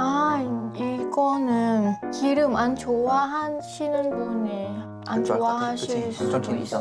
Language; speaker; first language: Korean; non-native, fluent; Lao